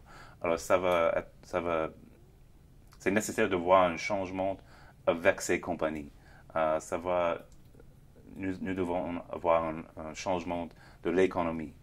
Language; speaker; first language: French; non-native, fluent; English